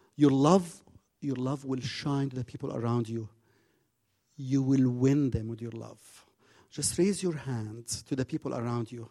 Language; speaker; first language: English; non-native, fluent; Arabic